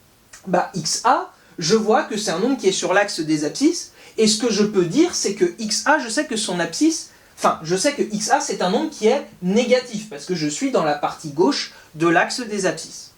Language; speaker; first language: French; native; French